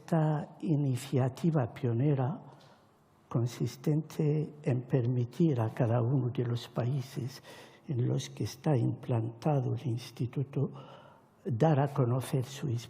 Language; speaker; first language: Spanish; non-native, fluent; Arabic